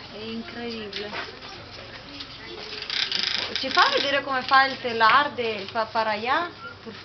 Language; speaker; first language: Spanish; non-native, learner; Italian